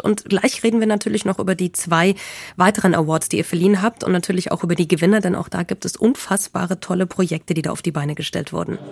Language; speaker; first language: German; native; German